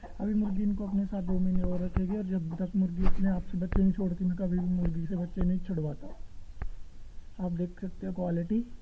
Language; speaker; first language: Hindi; non-native, local second language; Punjabi